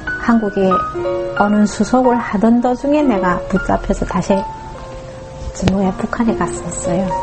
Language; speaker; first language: Korean; native; Korean